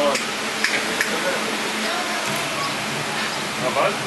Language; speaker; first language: Hebrew; native; Hebrew